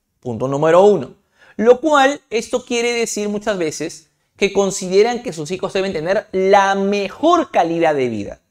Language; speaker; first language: Spanish; native; Spanish